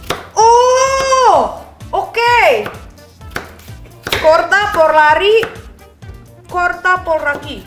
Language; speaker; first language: Spanish; non-native, learner; Indonesian